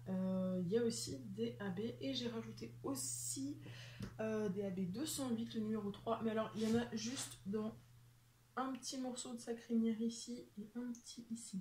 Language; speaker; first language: French; native; French